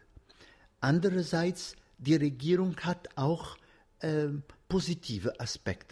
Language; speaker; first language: German; non-native, fluent; Arabic